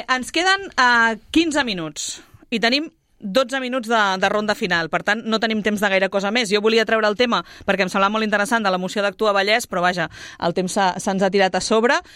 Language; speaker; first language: Catalan; native; Catalan